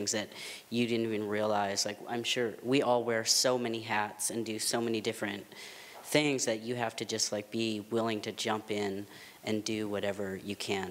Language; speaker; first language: English; native; English